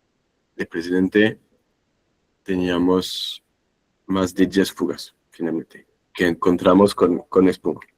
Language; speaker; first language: Spanish; non-native, fluent; French